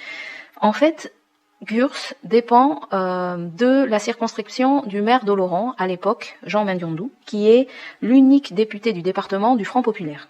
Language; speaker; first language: French; native; French